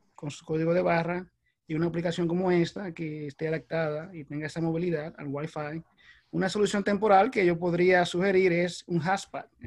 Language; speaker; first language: Spanish; native; Spanish